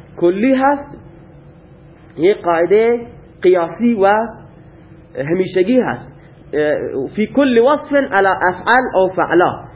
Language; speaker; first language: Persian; non-native, local second language; Baluchi